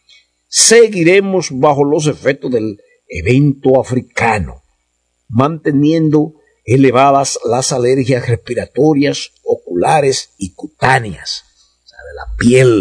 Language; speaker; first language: Spanish; native; Spanish